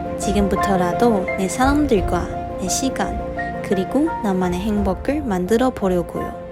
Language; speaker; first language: Korean; non-native, fluent; Chinese